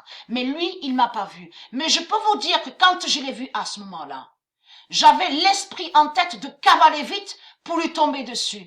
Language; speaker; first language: French; native; French